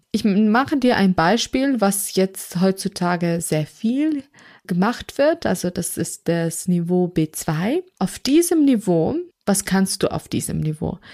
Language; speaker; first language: German; non-native, fluent; Ukrainian